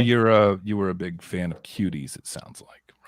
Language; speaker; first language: English; native; English